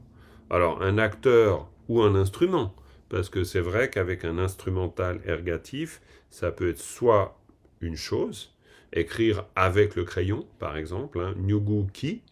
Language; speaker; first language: French; native; French